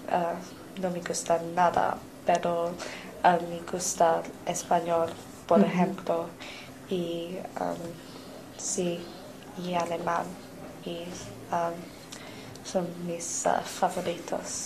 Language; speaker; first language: Spanish; non-native, learner; English